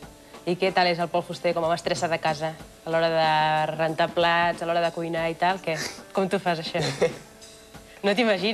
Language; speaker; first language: Catalan; native; Catalan